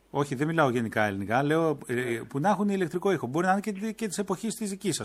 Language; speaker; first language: Greek; native; Greek